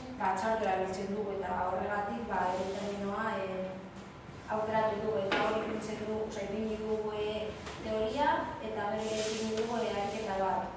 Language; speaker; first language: Basque; non-native, local second language; Spanish